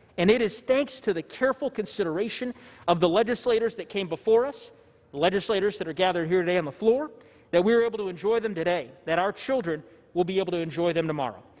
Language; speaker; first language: English; early bilingual, other home language; Tigrinya